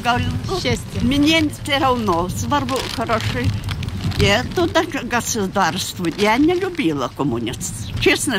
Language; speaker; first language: Russian; non-native, learner; Lithuanian